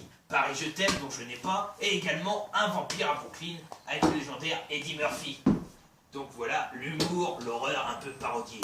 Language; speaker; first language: French; native; French